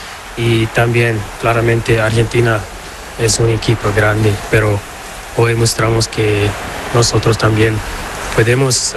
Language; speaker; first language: Spanish; non-native, learner; Portuguese